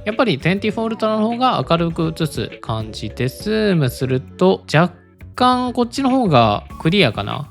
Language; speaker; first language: Japanese; native; Japanese